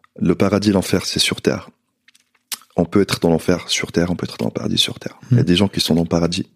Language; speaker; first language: French; non-native, local second language; Arabic